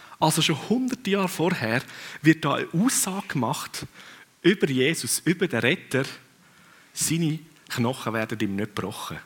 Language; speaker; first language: German; non-native, fluent; Swiss German